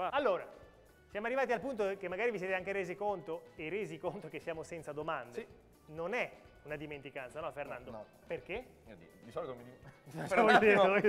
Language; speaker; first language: Italian; native; Italian